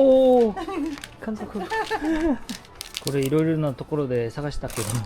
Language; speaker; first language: Japanese; non-native, learner; Korean